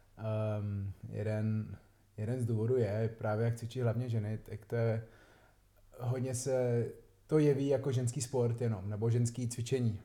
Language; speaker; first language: Czech; non-native, fluent; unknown